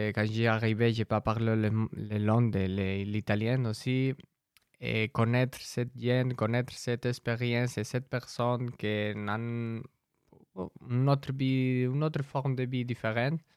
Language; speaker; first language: French; non-native, learner; Spanish